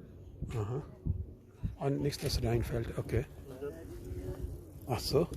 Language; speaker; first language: German; non-native, learner; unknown